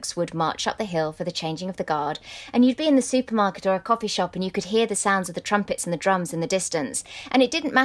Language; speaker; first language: English; native; English